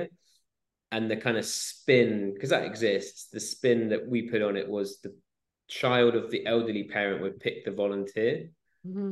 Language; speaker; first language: English; native; English